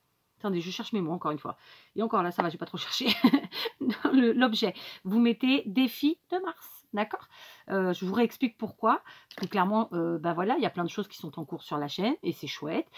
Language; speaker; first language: French; native; French